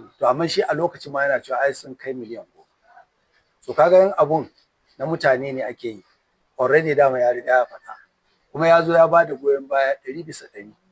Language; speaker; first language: Hausa; native; Hausa